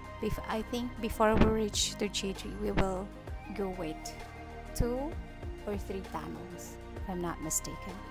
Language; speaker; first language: English; non-native, local second language; Filipino